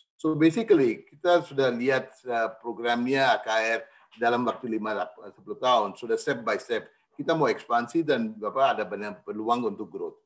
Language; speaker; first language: Indonesian; non-native, fluent; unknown